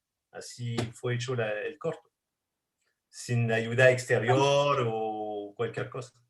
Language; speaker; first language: Spanish; non-native, fluent; French